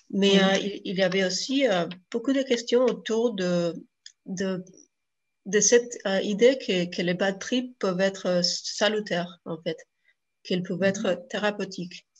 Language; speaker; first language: French; non-native, fluent; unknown